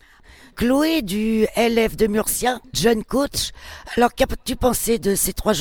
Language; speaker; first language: French; native; French